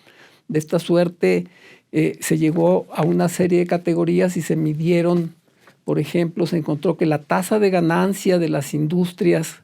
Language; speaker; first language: Spanish; native; Spanish